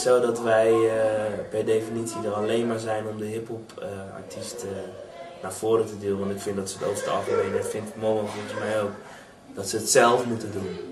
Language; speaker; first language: Dutch; native; Dutch